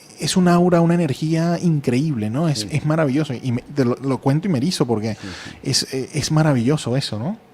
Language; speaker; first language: Spanish; native; Spanish